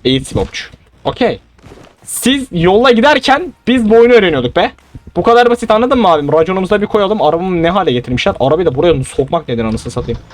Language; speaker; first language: Turkish; native; Turkish